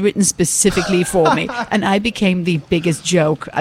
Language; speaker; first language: English; native; English